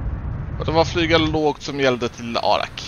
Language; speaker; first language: Swedish; native; Swedish